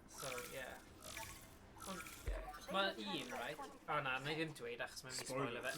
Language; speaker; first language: Welsh; non-native, local second language; English